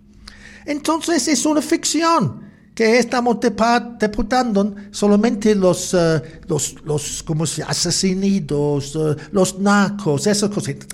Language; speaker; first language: Spanish; non-native, learner; English